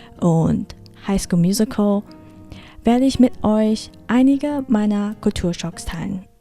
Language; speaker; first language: German; early bilingual, heritage; German